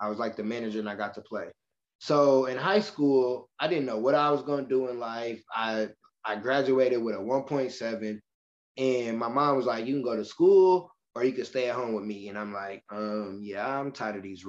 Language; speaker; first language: English; native; English